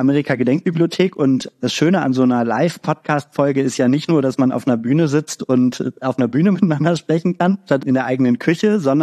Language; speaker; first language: German; native; German